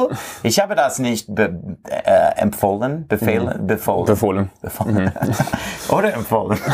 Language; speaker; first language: German; non-native, fluent; English